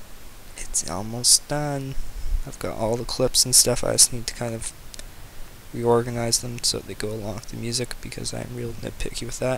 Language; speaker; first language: English; native; English